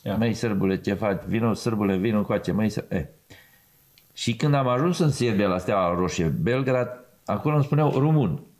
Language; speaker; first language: Romanian; non-native, local second language; Serbian